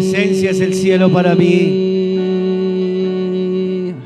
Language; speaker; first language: Spanish; native; Spanish